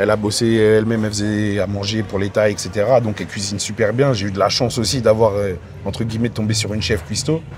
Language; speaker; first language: French; native; French